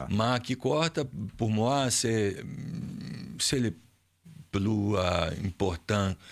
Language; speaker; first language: French; non-native, learner; Portuguese